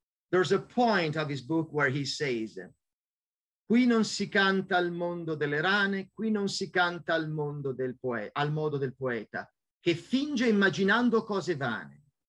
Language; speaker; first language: Italian; native; Italian